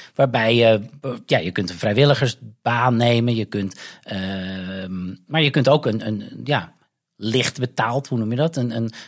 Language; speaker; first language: Dutch; native; Dutch